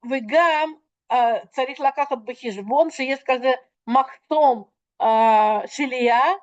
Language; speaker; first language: Hebrew; non-native, fluent; Russian